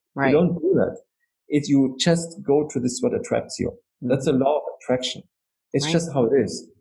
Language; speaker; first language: English; non-native, fluent; German